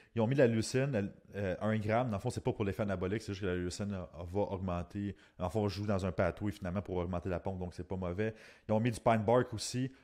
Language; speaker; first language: French; native; French